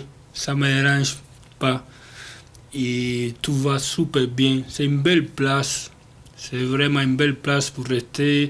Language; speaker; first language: French; non-native, learner; Spanish